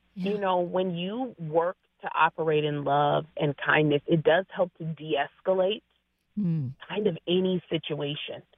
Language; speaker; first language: English; native; English